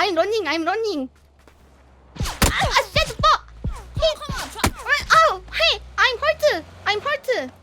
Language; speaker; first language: English; non-native, learner; Korean